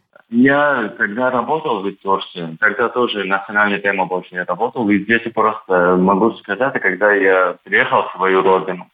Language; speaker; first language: Russian; non-native, learner; Turkish